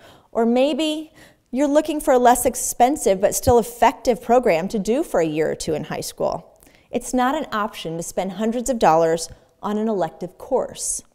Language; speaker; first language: English; native; English